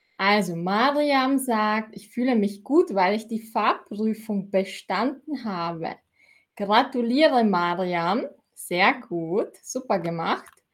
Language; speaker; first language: German; native; German